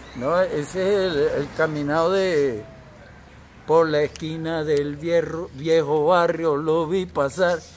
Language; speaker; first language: Spanish; native; Spanish